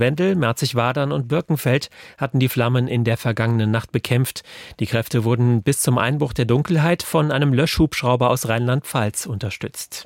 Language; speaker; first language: German; native; German